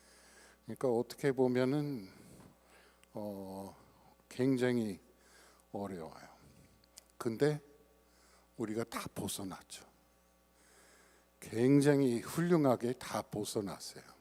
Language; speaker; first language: Korean; non-native, fluent; English